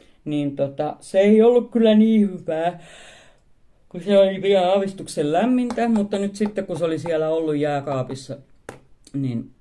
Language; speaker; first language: Finnish; native; Finnish